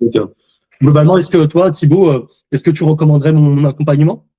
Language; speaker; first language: French; native; French